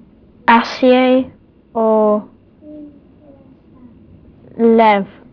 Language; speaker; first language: French; non-native, learner; English